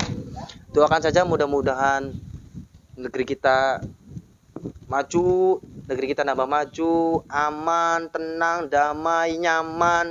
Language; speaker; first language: Indonesian; native; Indonesian